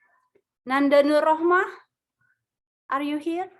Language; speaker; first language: English; non-native, learner; Indonesian